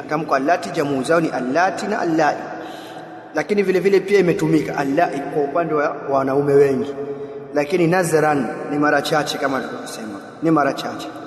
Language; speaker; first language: Swahili; native; Swahili